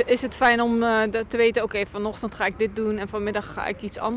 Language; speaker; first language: Dutch; native; Dutch